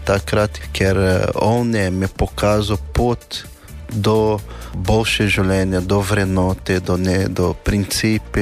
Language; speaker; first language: Slovenian; non-native, learner; Portuguese